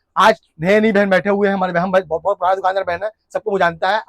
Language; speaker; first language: Hindi; non-native, local second language; Bangla